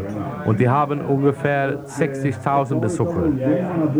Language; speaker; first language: German; non-native, learner; Swedish